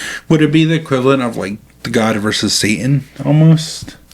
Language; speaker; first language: English; native; English